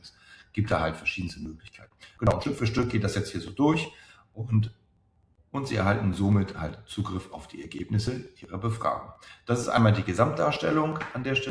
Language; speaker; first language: German; native; German